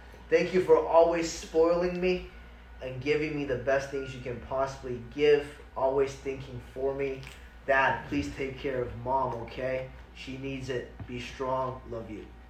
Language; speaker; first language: English; early bilingual, other home language; Chinese